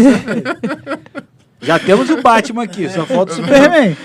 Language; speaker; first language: Portuguese; native; Portuguese